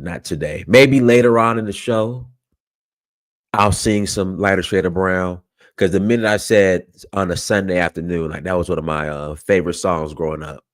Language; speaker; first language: English; native; English